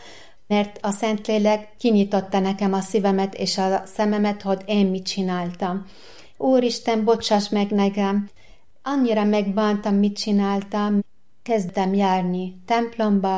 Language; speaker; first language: Hungarian; non-native, learner; Arabic